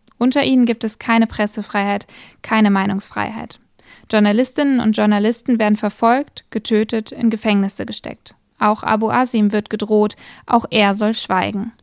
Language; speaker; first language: German; native; German